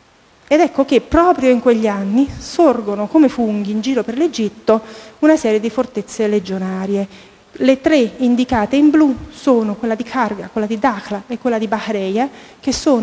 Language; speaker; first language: Italian; native; Italian